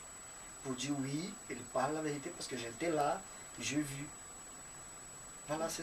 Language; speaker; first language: French; non-native, fluent; Portuguese